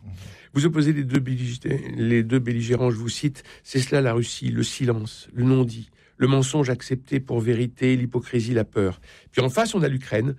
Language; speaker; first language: French; native; French